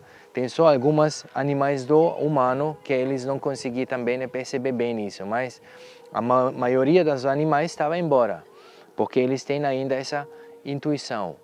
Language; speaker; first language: Portuguese; non-native, fluent; German